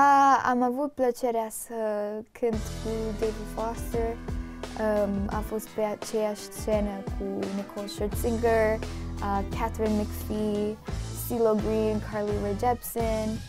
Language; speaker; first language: Romanian; early bilingual, heritage; Romanian